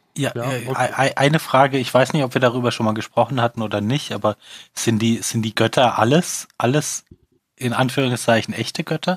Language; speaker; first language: German; native; German